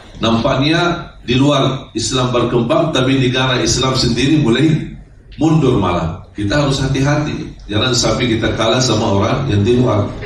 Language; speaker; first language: Indonesian; non-native, fluent; Arabic